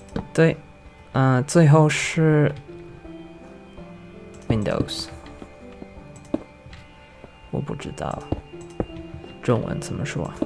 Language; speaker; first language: Chinese; non-native, learner; English